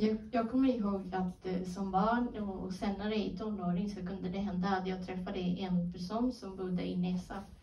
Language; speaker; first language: Swedish; non-native, fluent; Spanish